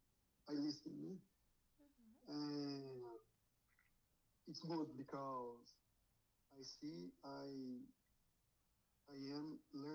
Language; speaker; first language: English; non-native, learner; Portuguese